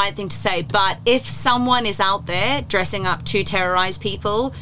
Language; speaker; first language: English; native; English